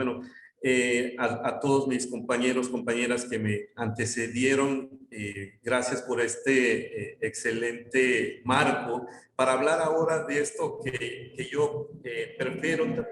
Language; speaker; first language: Spanish; non-native, local second language; Yucateco